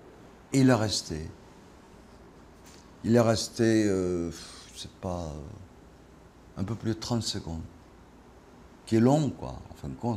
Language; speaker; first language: French; non-native, fluent; Korean